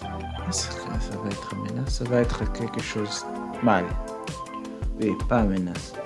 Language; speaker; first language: French; non-native, learner; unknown